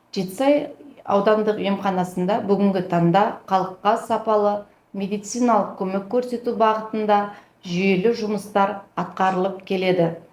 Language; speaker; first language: Kazakh; native; Kazakh